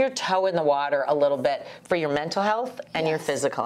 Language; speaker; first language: English; native; English